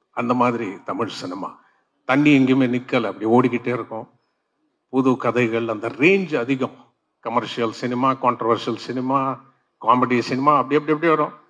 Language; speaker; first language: Tamil; non-native, local second language; Telugu